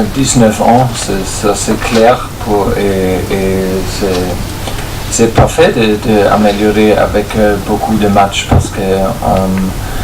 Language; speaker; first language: French; non-native, fluent; German